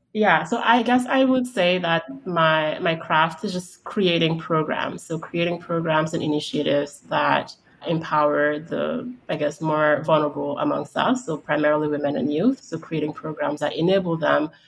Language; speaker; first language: English; early bilingual, heritage; English